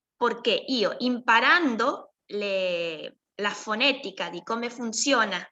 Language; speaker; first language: Italian; non-native, fluent; Spanish